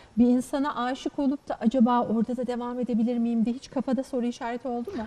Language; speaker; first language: Turkish; native; Turkish